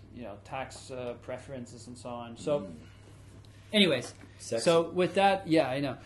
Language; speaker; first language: English; early bilingual, other home language; German